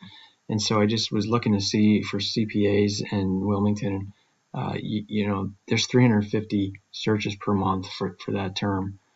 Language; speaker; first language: English; native; English